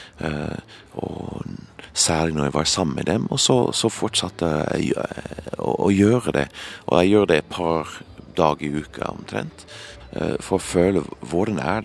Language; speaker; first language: Norwegian; non-native, fluent; English